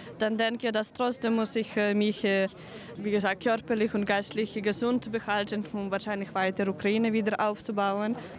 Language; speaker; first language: German; non-native, fluent; Ukrainian